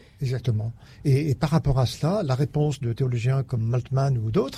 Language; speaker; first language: French; native; French